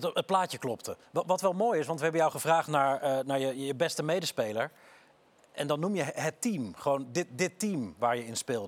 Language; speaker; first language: Dutch; native; Dutch